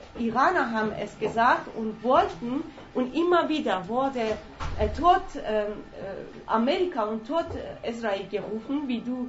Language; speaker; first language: German; non-native, fluent; Persian